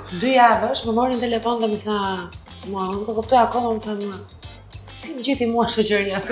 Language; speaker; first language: Albanian; native; Albanian